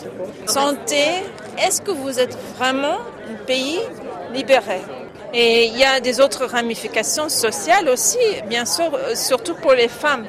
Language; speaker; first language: French; non-native, fluent; English